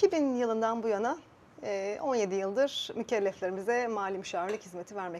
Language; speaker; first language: Turkish; native; Turkish